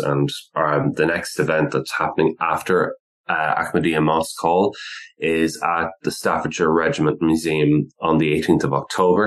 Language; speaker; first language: English; native; English